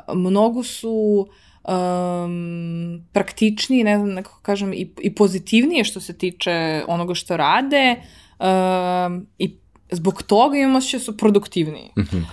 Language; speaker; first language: Serbian; early bilingual, heritage; Serbian